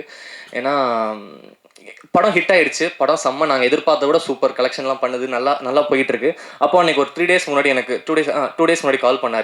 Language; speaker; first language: Tamil; native; Tamil